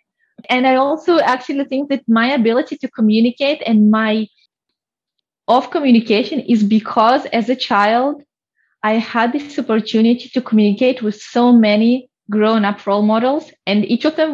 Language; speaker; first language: English; non-native, fluent; Russian